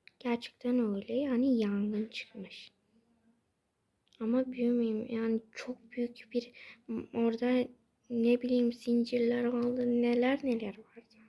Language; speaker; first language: Turkish; early bilingual, heritage; Turkish